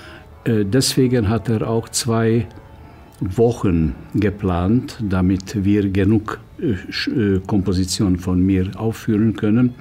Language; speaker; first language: German; non-native, fluent; Hungarian